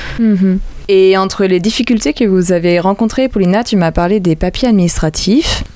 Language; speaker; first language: French; native; French